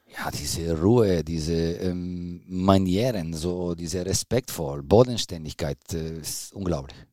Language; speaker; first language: German; non-native, fluent; Bulgarian